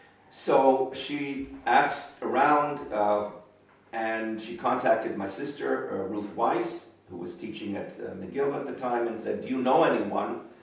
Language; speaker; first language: English; native; English